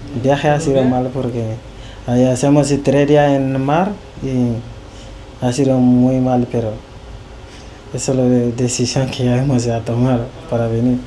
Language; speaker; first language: Spanish; non-native, learner; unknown